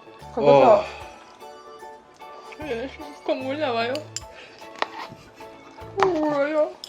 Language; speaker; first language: Korean; non-native, learner; Ukrainian